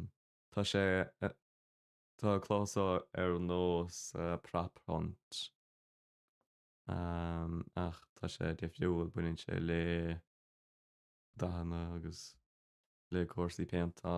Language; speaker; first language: Irish; non-native, local second language; English